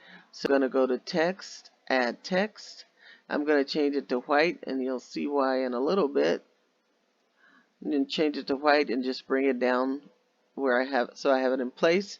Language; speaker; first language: English; native; English